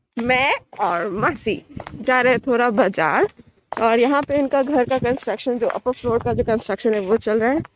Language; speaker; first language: Hindi; non-native, local second language; Bangla